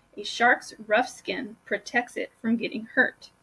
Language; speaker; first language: English; native; English